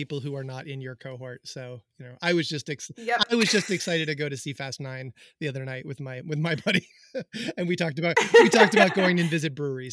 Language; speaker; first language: English; native; English